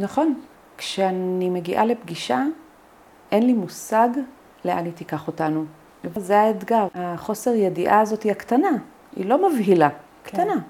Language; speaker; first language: Hebrew; native; Hebrew